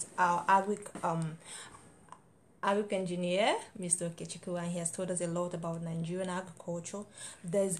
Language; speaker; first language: English; non-native, local second language; Igbo